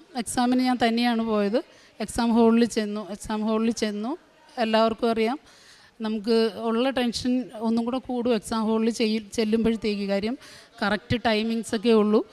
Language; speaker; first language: Malayalam; native; Malayalam